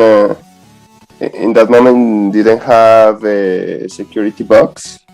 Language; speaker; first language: English; non-native, learner; Spanish